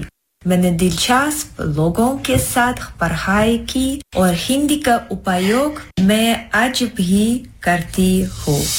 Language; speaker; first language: Hindi; non-native, fluent; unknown